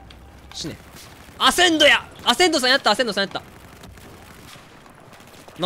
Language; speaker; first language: Japanese; native; Japanese